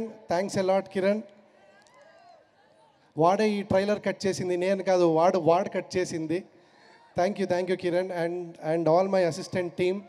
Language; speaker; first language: Telugu; non-native, learner; Kannada